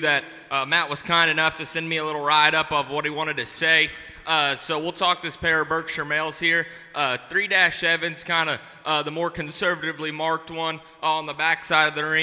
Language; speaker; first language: English; native; English